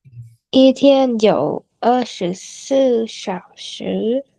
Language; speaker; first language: Chinese; non-native, learner; Vietnamese